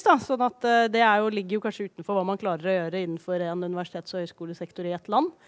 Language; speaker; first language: Norwegian; native; Norwegian